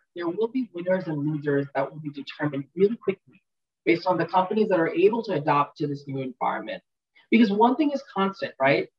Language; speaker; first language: English; native; English